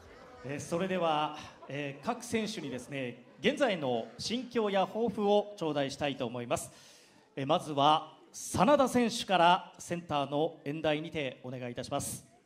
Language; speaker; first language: Japanese; native; Japanese